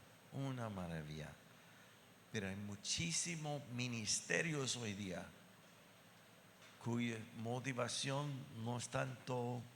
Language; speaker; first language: Spanish; non-native, fluent; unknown